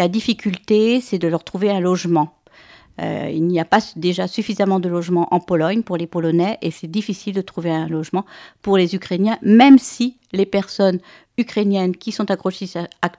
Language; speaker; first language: French; native; French